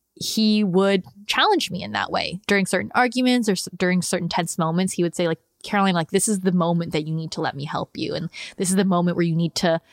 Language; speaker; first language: English; native; English